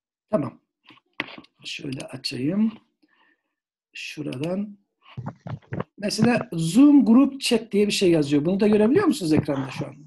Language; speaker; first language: Turkish; native; Turkish